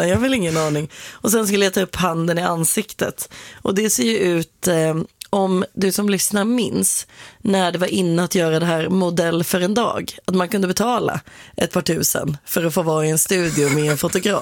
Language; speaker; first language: Swedish; native; Swedish